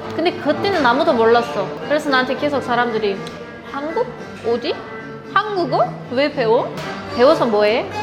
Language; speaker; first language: Korean; non-native, fluent; Turkish